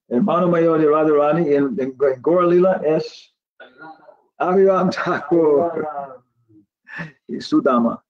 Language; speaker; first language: Spanish; non-native, learner; English